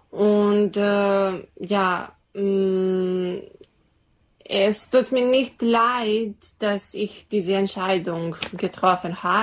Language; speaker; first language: German; non-native, learner; Serbian